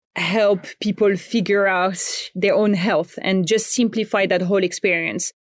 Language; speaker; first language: English; non-native, fluent; French